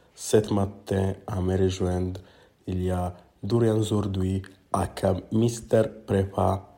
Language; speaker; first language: French; non-native, learner; Italian